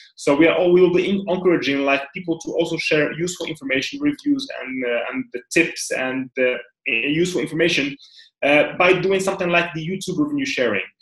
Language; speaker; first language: English; non-native, fluent; Arabic